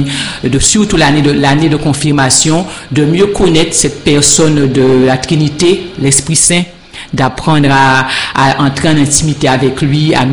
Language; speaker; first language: French; native; French